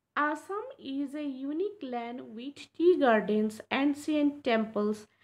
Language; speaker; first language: English; non-native, local second language; Assamese